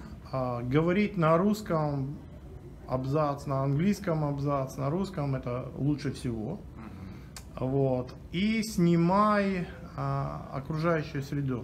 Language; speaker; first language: Russian; native; Russian